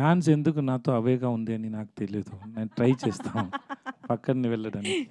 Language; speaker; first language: Telugu; non-native, learner; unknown